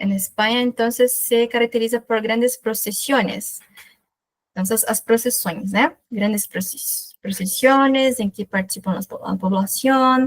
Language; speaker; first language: Spanish; non-native, fluent; Portuguese